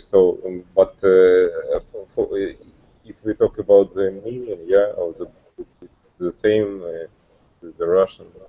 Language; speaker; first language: English; non-native, learner; Russian